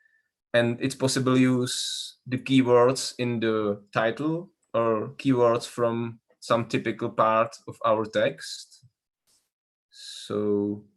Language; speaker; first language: English; non-native, learner; Czech